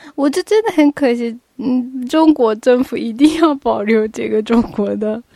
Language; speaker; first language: Chinese; non-native, fluent; Japanese